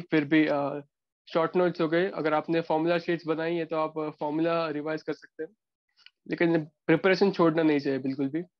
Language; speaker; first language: Hindi; non-native, local second language; Gujarati